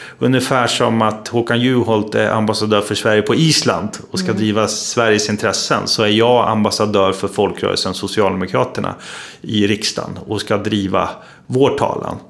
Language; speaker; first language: Swedish; native; Swedish